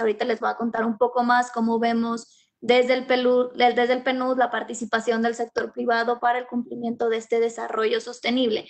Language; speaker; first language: Spanish; native; Spanish